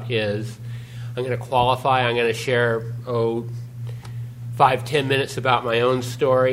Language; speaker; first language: English; native; English